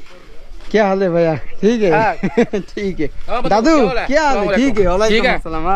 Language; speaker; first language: Hindi; non-native, learner; Bangla